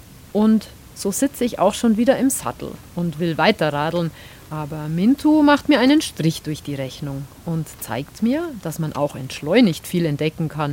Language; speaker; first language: German; native; German